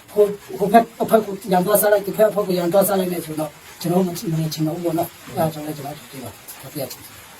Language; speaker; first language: Burmese; non-native, local second language; Tedim Chin